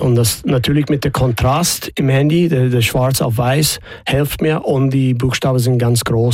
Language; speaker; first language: German; non-native, fluent; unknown